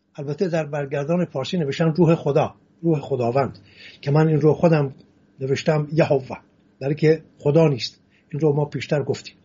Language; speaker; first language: Persian; non-native, local second language; Assyrian Neo-Aramaic